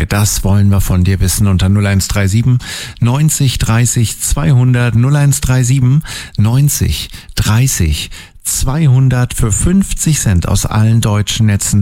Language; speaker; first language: German; native; German